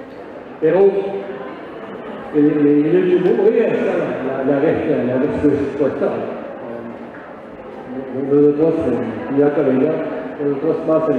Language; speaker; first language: Spanish; non-native, learner; French